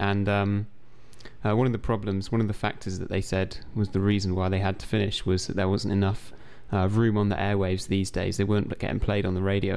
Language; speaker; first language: English; native; English